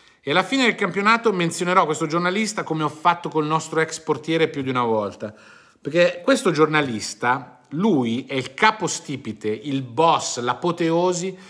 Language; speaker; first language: Italian; native; Italian